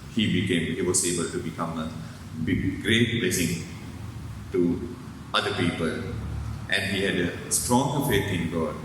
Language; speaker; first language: English; non-native, local second language; Sinhala